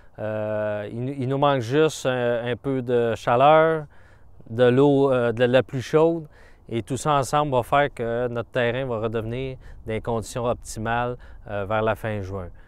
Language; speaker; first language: French; native; French